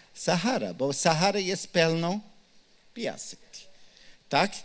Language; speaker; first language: Polish; non-native, learner; Hebrew